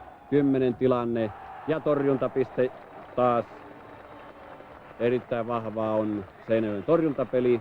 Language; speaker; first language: Finnish; native; Finnish